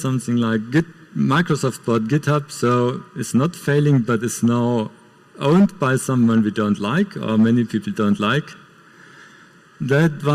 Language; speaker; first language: English; non-native, fluent; German